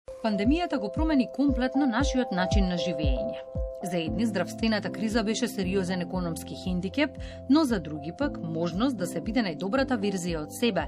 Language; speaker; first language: Macedonian; native; Macedonian